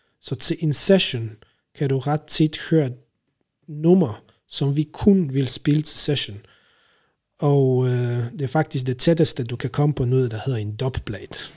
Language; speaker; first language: Danish; non-native, fluent; Polish